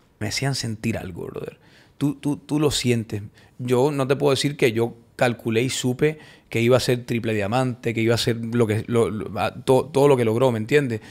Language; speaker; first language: Spanish; early bilingual, heritage; Spanish